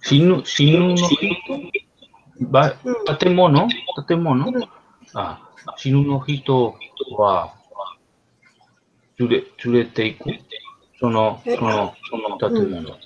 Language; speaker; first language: Japanese; non-native, learner; Spanish